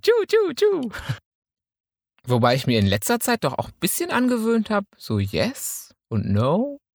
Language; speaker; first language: German; native; German